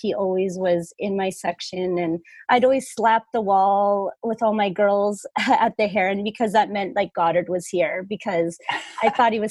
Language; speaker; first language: English; native; English